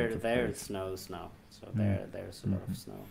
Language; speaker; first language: English; non-native, fluent; German